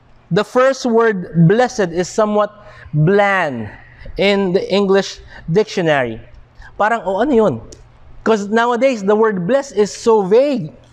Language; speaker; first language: English; non-native, local second language; Filipino